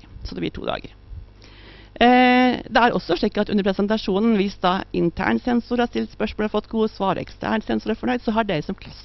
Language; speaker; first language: Norwegian; native; Norwegian